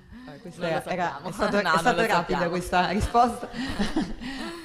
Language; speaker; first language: Italian; native; Italian